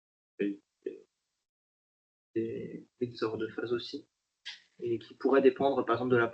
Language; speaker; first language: French; native; French